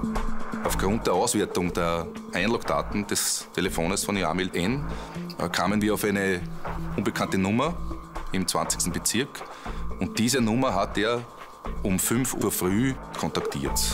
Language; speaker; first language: German; native; German